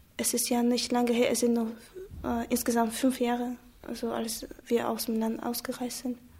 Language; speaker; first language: German; non-native, fluent; Chechen